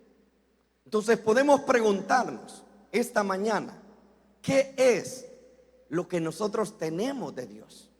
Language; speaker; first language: Spanish; native; Spanish